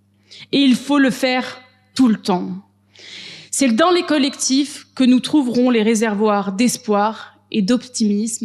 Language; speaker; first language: French; native; French